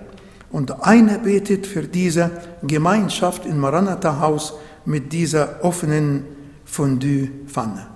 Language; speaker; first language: German; non-native, fluent; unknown